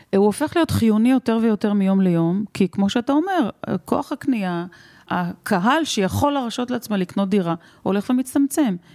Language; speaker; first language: Hebrew; native; Hebrew